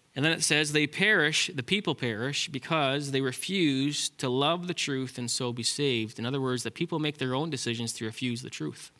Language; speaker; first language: English; native; English